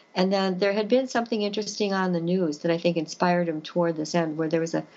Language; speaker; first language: English; native; English